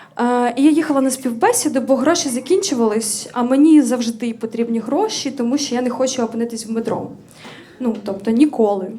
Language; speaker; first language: Ukrainian; native; Ukrainian